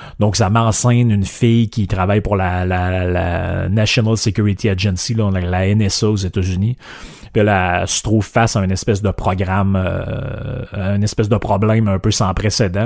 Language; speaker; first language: French; native; French